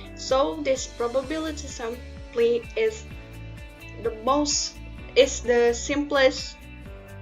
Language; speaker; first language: English; non-native, learner; Indonesian